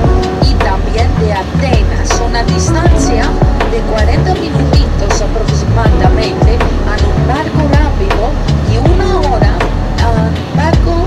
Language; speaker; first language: Spanish; non-native, learner; Greek